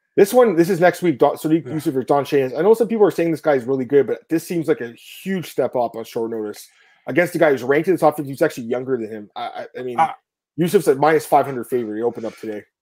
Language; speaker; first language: English; non-native, fluent; Dutch